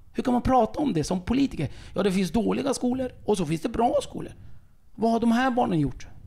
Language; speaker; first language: Swedish; early bilingual, other home language; Kurdish